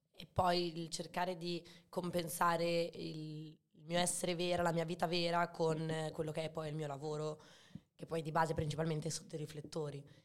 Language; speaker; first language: Italian; early bilingual, other home language; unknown